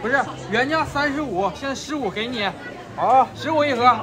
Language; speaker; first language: Chinese; native; Chinese